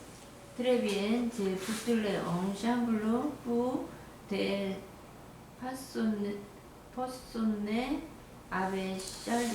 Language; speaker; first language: French; non-native, learner; Korean